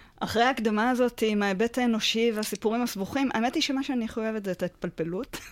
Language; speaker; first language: Hebrew; native; Hebrew